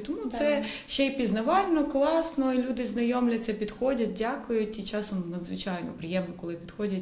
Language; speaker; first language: Ukrainian; native; Ukrainian